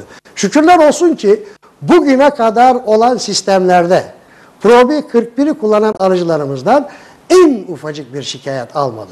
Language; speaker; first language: Turkish; native; Turkish